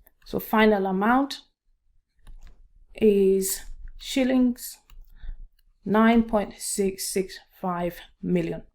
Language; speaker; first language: English; non-native, local second language; Swahili